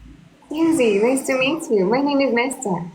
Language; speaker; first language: English; non-native, learner; Russian